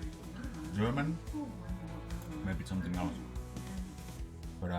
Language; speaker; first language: English; non-native, fluent; Finnish